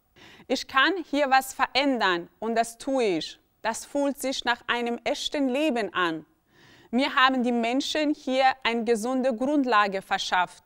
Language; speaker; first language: German; early bilingual, other home language; Persian